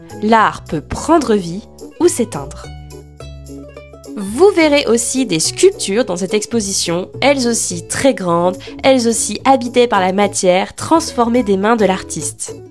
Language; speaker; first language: French; native; French